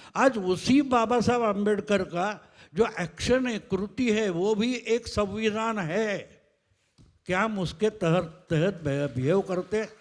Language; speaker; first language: Hindi; non-native, local second language; Marathi